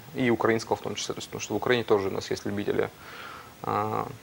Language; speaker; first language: Russian; native; Russian